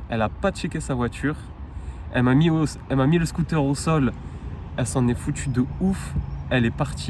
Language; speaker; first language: French; native; French